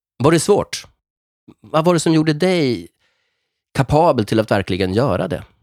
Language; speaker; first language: Swedish; native; Swedish